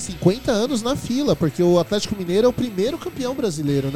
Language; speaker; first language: Portuguese; native; Portuguese